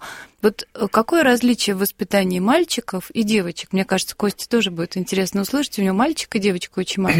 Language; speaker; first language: Russian; native; Russian